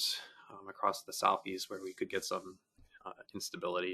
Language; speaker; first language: English; native; English